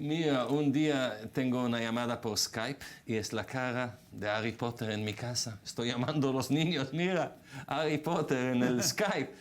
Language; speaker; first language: Spanish; non-native, fluent; Hebrew